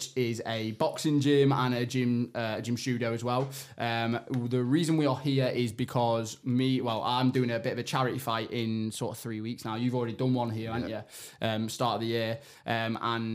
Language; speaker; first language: English; native; English